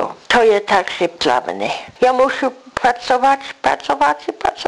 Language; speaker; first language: Ukrainian; early bilingual, heritage; English